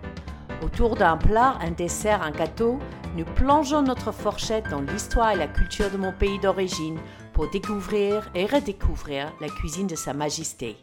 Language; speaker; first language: French; non-native, fluent; English